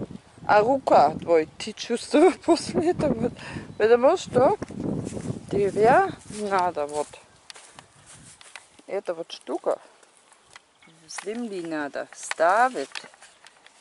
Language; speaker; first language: Russian; non-native, learner; German